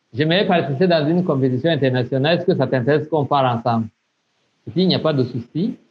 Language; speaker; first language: French; non-native, local second language; Rundi